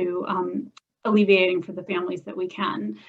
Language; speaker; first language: English; native; English